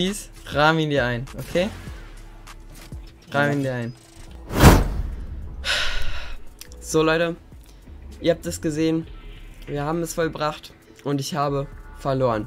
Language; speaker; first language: German; native; German